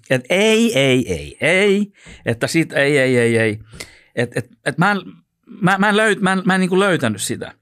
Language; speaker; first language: Finnish; non-native, local second language; Swedish